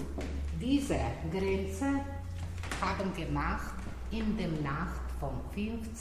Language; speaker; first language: German; non-native, learner; Slovenian